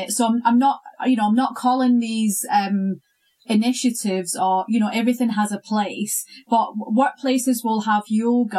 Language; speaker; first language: English; native; English